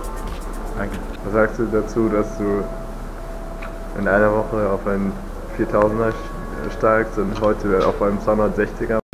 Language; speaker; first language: German; native; German